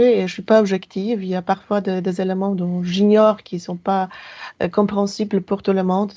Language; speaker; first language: French; non-native, fluent; Polish